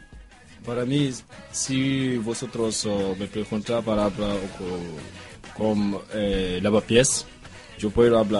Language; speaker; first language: Spanish; non-native, learner; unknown